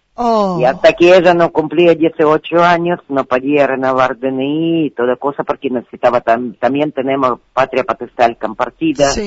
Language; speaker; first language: Spanish; non-native, learner; Ukrainian